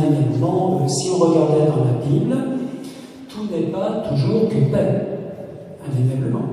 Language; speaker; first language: French; native; French